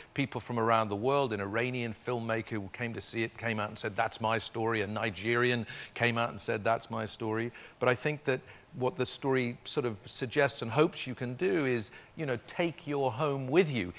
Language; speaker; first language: English; native; English